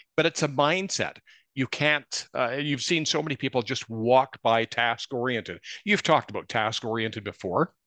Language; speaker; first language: English; native; English